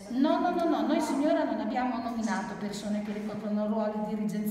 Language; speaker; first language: Italian; native; Italian